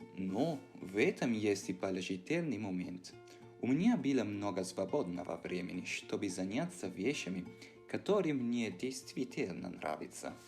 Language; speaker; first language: Russian; non-native, fluent; Italian